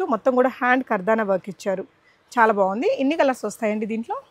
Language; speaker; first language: Telugu; native; Telugu